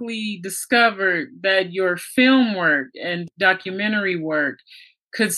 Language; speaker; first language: English; native; English